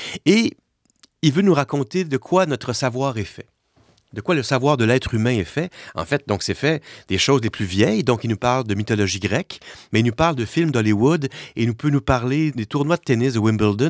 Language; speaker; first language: French; native; French